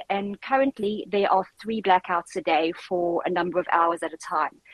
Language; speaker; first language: English; native; English